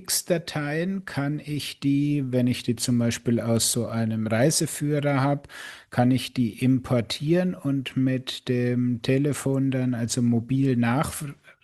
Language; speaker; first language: German; native; German